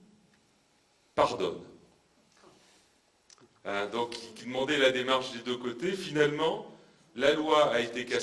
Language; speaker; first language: French; native; French